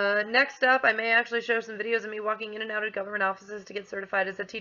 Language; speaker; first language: English; native; English